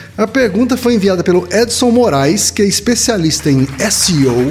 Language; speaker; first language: Portuguese; native; Portuguese